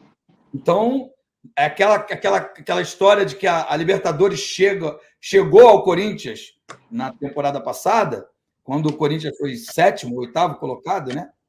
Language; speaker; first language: Portuguese; native; Portuguese